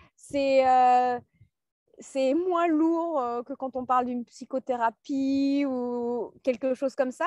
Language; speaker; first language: French; native; French